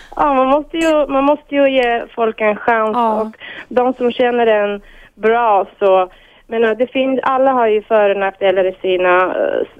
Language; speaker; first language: Swedish; non-native, fluent; Bulgarian